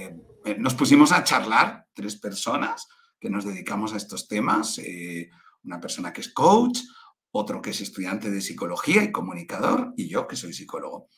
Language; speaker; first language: Spanish; native; Spanish